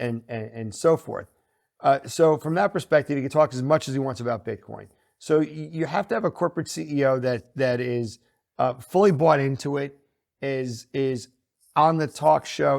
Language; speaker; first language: English; native; English